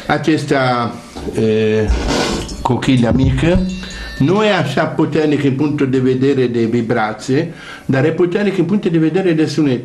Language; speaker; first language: Romanian; non-native, learner; Italian